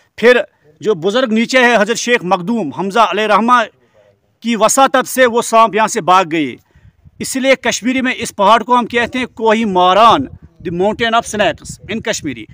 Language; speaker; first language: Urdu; non-native, local second language; Kashmiri